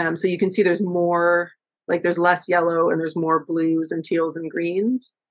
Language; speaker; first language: English; native; English